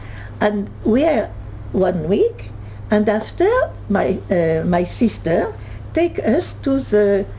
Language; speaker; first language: English; non-native, learner; French